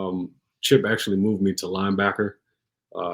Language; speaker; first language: English; native; English